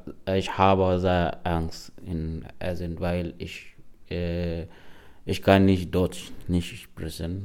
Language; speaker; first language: German; non-native, learner; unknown